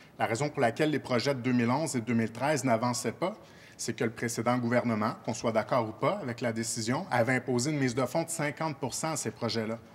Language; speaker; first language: French; native; French